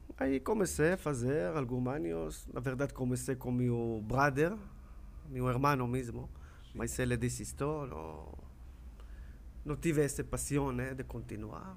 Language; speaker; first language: Portuguese; non-native, learner; Hebrew